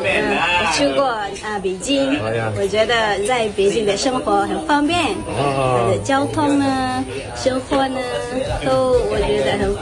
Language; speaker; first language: Chinese; non-native, local second language; Malay